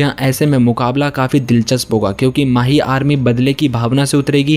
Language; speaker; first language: Hindi; native; Hindi